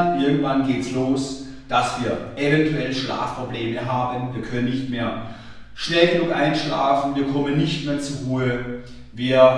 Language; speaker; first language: German; native; German